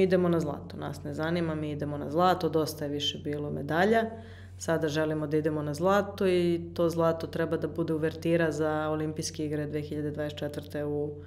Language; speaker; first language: Serbian; native; Serbian